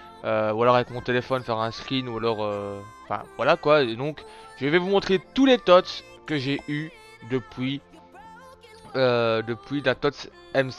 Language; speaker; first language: French; native; French